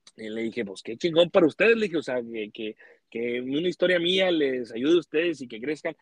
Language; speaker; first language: Spanish; early bilingual, heritage; Spanish